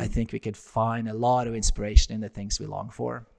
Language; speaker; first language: English; non-native, fluent; Norwegian